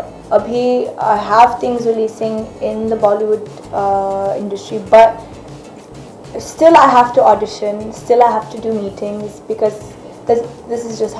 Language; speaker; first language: Hindi; non-native, fluent; Arabic